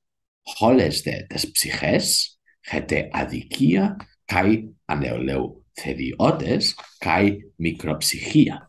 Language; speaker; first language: Greek; non-native, learner; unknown